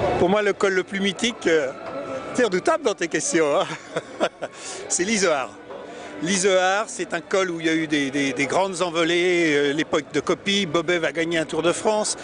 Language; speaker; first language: French; native; French